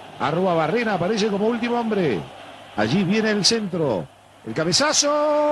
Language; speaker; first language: Spanish; native; Spanish